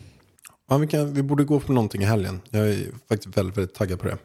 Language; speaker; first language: Swedish; native; Swedish